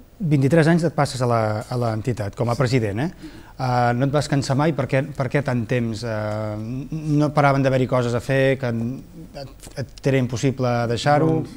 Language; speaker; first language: Catalan; native; Catalan